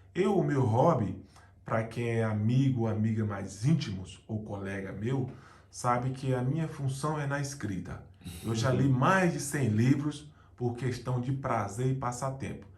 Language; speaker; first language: Portuguese; native; Portuguese